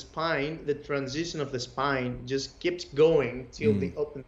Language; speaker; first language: English; non-native, fluent; Greek